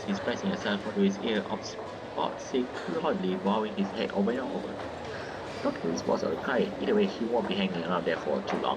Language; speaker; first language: English; non-native, local second language; Malay